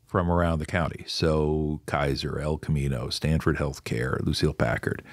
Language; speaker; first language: English; native; English